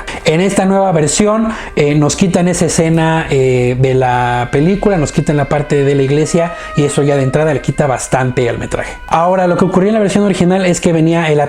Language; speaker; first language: Spanish; native; Spanish